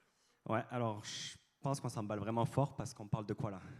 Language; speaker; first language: French; native; French